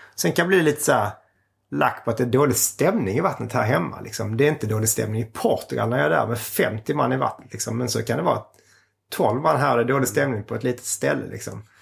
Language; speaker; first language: Swedish; native; Swedish